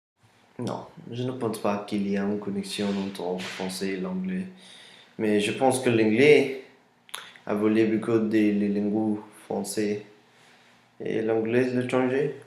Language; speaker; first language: French; non-native, learner; Spanish